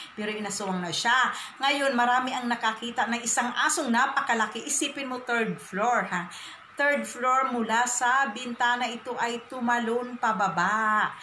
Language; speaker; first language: Filipino; non-native, local second language; Masbatenyo